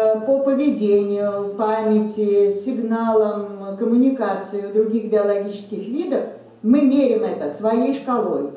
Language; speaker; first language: Russian; native; Russian